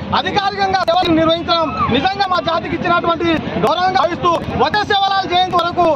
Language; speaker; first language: Telugu; non-native, local second language; Lambadi